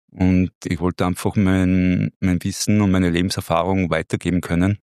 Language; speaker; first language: German; native; German